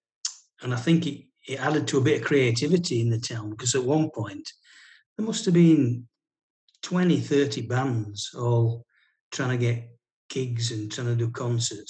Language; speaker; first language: English; native; English